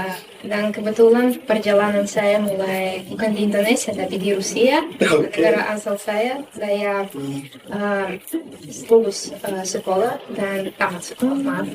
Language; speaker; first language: Indonesian; non-native, fluent; Russian